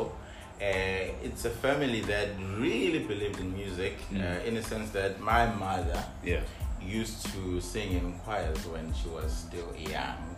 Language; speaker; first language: English; non-native, local second language; Zulu